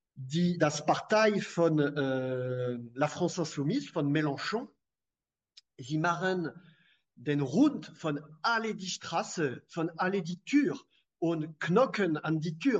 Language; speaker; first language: German; non-native, fluent; French